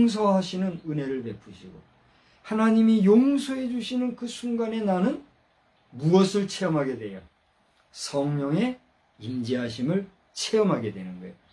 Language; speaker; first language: Korean; native; Korean